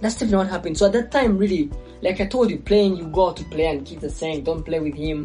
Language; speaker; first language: English; non-native, local second language; Ganda